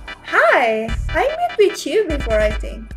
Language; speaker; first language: English; non-native, learner; Indonesian